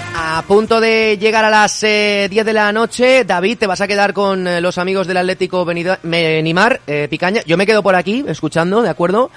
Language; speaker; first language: Spanish; native; Spanish